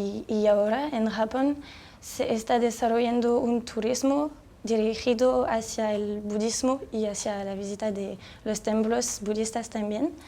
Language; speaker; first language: Spanish; non-native, fluent; French